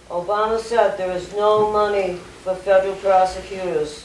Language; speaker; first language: English; native; English